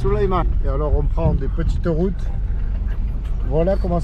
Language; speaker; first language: French; native; French